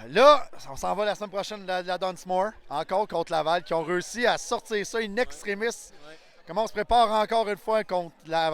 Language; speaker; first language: French; native; French